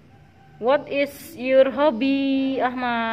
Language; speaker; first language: English; non-native, learner; Indonesian